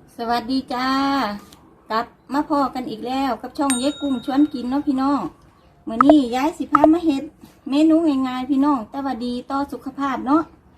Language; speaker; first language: Thai; native; Thai